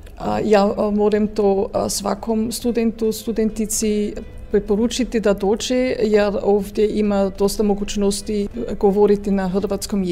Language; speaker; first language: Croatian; early bilingual, heritage; Croatian